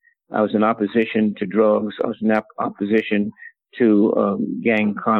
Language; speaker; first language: English; native; English